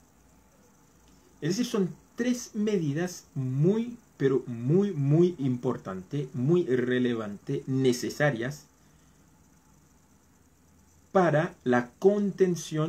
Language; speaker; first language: Spanish; non-native, fluent; Haitian Creole